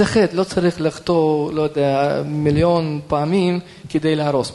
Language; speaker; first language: Hebrew; non-native, fluent; Russian